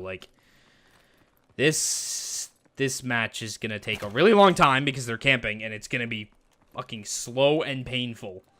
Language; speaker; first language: English; native; English